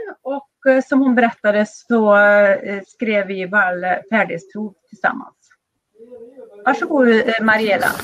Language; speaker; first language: Swedish; native; Swedish